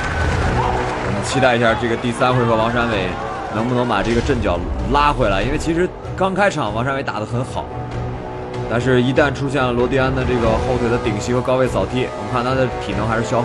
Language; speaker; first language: Chinese; native; Chinese